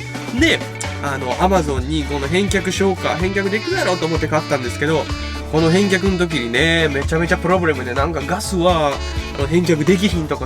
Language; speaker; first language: Japanese; native; Japanese